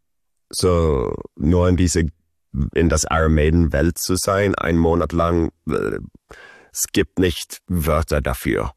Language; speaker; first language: German; early bilingual, heritage; Swedish